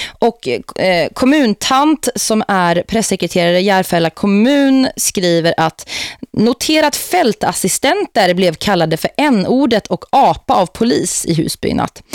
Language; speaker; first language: Swedish; native; Swedish